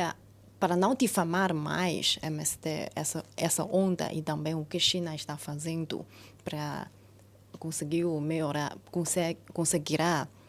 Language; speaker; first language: Portuguese; non-native, fluent; Chinese